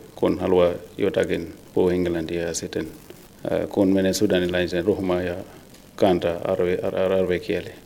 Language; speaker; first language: Finnish; non-native, learner; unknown